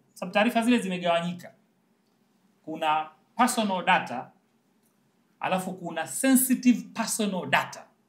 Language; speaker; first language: Swahili; native; Swahili